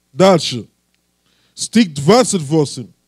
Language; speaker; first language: Russian; non-native, learner; English